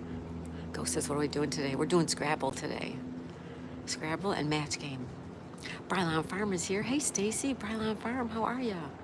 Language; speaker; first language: English; native; English